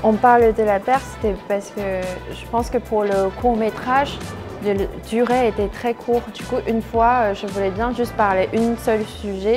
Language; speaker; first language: French; non-native, fluent; Chinese